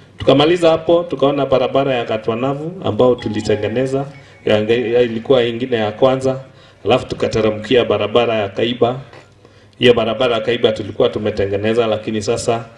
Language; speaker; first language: Swahili; non-native, local second language; Kikuyu